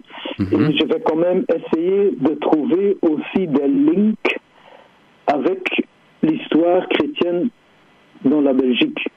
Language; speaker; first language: French; non-native, fluent; Dutch